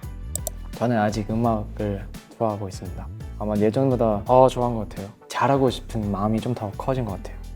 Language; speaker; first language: Korean; non-native, fluent; Thai